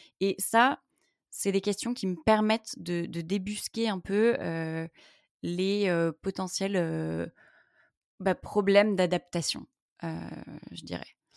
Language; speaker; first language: French; native; French